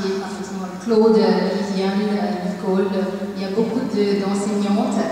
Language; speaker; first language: French; non-native, learner; Tamil